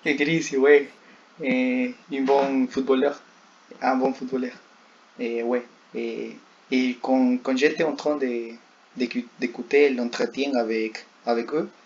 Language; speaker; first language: French; non-native, learner; Spanish